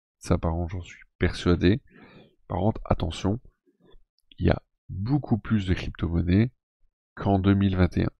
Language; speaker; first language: French; native; French